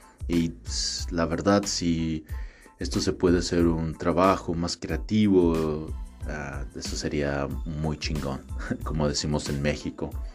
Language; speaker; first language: Spanish; native; Spanish